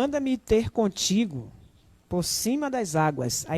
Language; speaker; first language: Portuguese; native; Portuguese